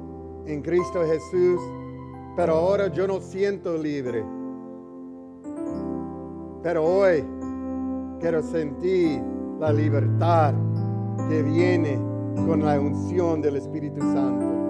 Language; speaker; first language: Spanish; early bilingual, heritage; English